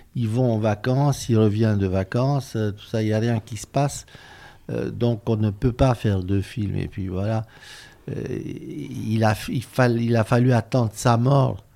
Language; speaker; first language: French; non-native, fluent; Romanian